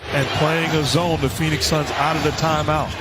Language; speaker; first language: English; native; English